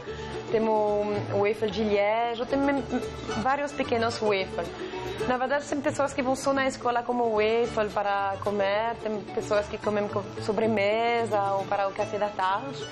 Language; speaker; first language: Portuguese; non-native, fluent; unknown